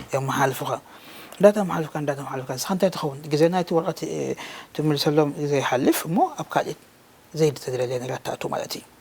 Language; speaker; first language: Tigrinya; non-native, local second language; Afar